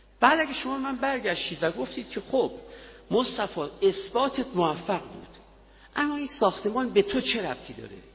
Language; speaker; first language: Persian; native; Persian